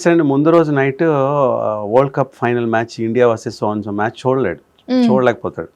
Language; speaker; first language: Telugu; native; Telugu